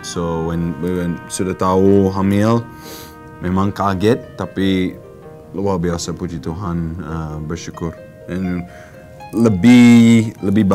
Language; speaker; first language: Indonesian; non-native, learner; English